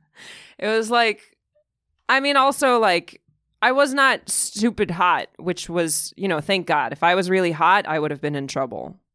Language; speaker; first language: English; early bilingual, other home language; Russian